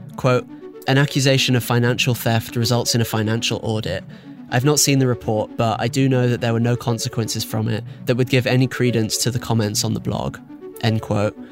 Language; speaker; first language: English; native; English